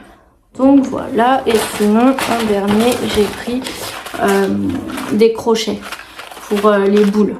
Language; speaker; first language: French; native; French